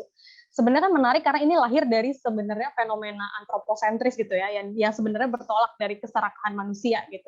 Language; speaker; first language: Indonesian; native; Indonesian